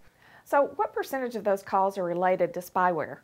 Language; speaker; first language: English; native; English